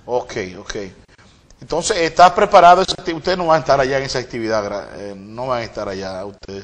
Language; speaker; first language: Spanish; native; Spanish